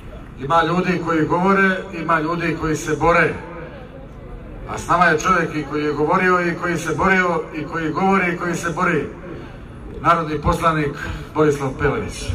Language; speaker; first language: Bosnian; native; Bosnian